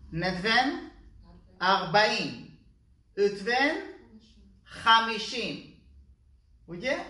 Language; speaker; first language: Hungarian; non-native, learner; Hebrew